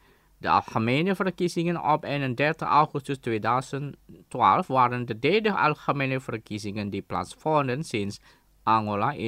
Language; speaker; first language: Dutch; non-native, fluent; Indonesian